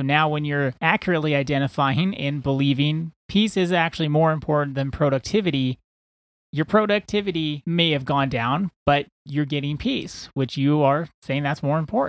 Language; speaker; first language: English; native; English